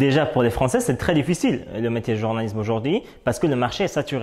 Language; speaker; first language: French; non-native, fluent; Persian